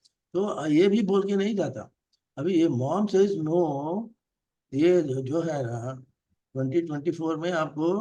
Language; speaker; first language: Hindi; non-native, local second language; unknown